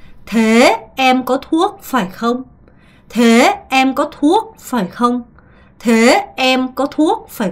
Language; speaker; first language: Vietnamese; non-native, fluent; Korean